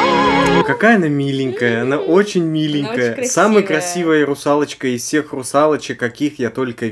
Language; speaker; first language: Russian; native; Russian